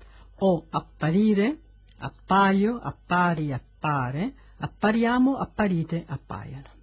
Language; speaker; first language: Italian; non-native, fluent; Spanish